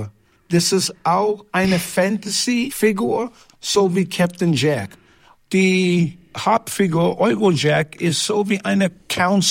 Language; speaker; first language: German; non-native, learner; English